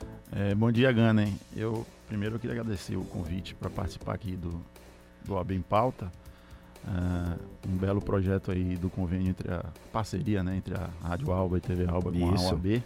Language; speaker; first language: Portuguese; native; Portuguese